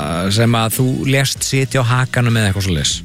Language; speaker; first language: Icelandic; native; Icelandic